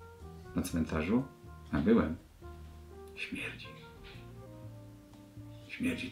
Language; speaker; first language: Polish; native; Polish